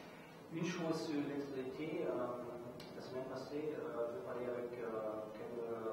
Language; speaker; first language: French; non-native, fluent; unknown